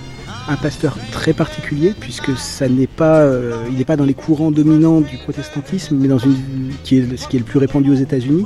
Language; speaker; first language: French; native; French